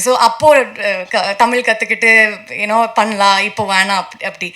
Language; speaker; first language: Tamil; non-native, learner; Kannada